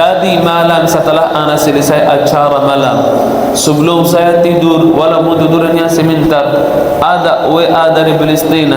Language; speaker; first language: Indonesian; non-native, fluent; Arabic